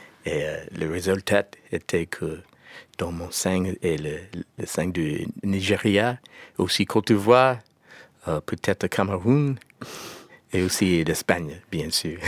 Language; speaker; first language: French; non-native, learner; English